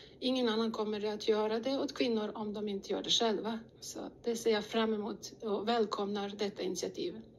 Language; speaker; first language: Swedish; non-native, fluent; Bosnian